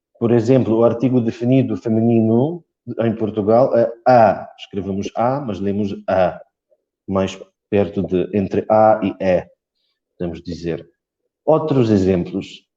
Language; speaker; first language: Portuguese; non-native, fluent; Polish